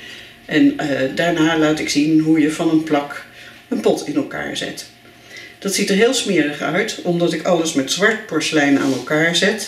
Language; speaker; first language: Dutch; native; Dutch